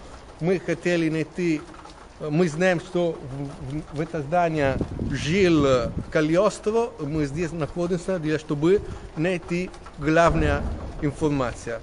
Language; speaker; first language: Russian; non-native, learner; Italian